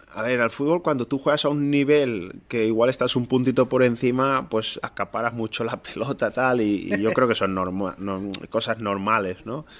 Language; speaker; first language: Spanish; non-native, local second language; Catalan